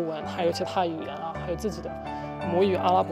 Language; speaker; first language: Chinese; non-native, fluent; Arabic